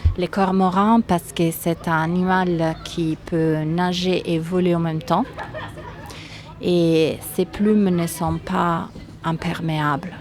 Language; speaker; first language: French; non-native, fluent; Italian